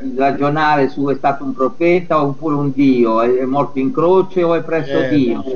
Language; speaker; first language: Italian; native; Italian